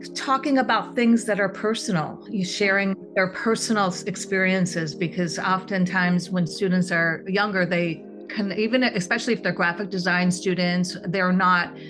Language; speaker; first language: English; native; English